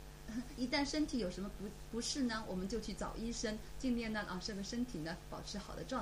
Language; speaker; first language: Chinese; native; Chinese